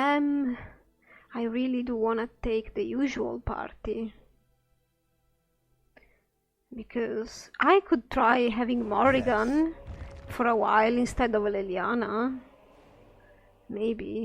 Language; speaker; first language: English; non-native, fluent; Italian